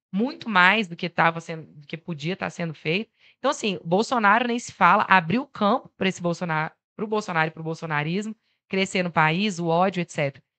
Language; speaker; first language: Portuguese; native; Portuguese